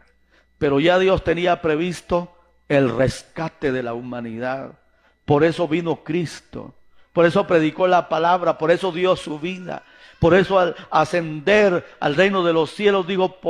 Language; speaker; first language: Spanish; native; Spanish